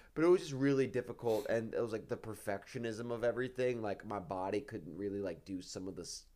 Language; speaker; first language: English; early bilingual, other home language; Ukrainian